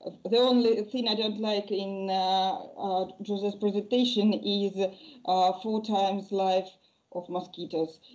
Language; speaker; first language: English; non-native, fluent; Russian